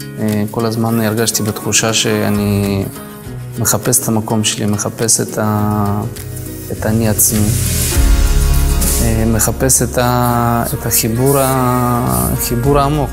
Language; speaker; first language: Hebrew; non-native, fluent; Russian